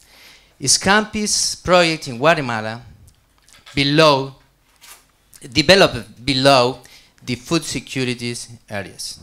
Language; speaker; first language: English; non-native, learner; Spanish